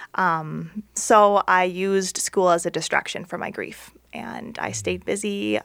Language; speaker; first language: English; native; English